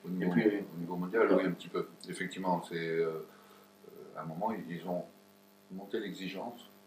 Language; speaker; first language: French; native; French